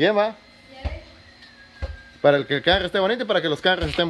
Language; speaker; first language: Spanish; native; Spanish